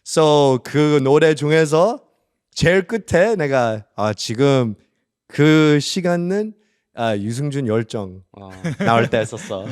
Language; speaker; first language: Korean; early bilingual, heritage; English